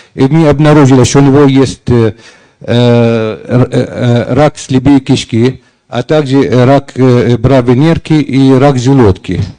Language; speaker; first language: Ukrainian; non-native, learner; Arabic